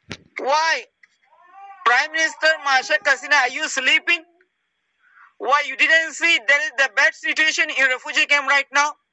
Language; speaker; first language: English; non-native, learner; Rohingya